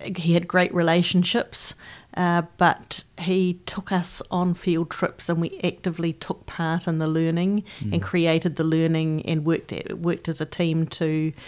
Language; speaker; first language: English; native; English